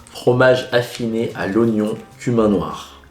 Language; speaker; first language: French; native; French